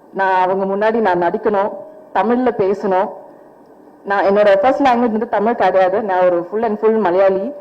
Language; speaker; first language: Tamil; non-native, fluent; Malayalam